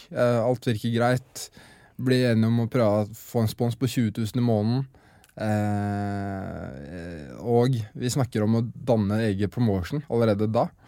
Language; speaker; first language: Norwegian; native; Norwegian